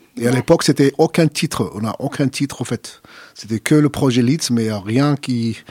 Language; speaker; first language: French; non-native, fluent; Arabic